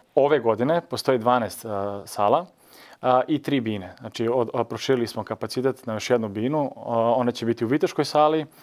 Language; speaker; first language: Bosnian; early bilingual, other home language; Serbian